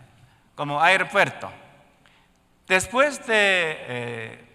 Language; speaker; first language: Spanish; non-native, learner; Korean